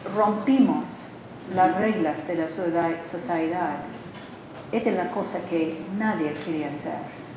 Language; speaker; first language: Spanish; non-native, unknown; English